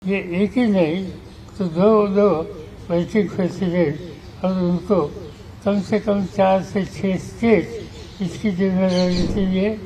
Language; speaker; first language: Hindi; non-native, local second language; Marathi